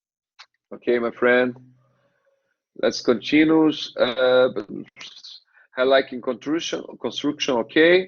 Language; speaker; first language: English; non-native, learner; Portuguese